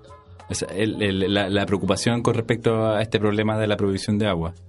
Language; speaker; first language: Spanish; native; Spanish